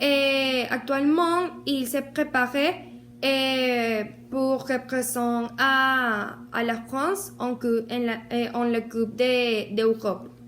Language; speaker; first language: French; non-native, learner; Spanish